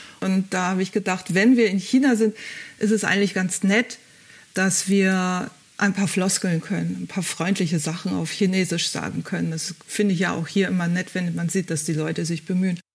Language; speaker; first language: German; native; German